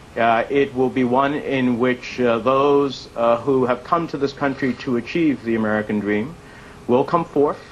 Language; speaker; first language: English; early bilingual, other home language; Spanish